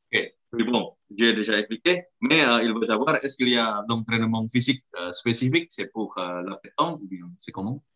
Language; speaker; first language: French; non-native, learner; Indonesian